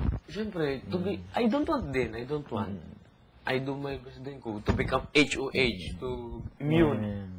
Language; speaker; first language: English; non-native, local second language; Filipino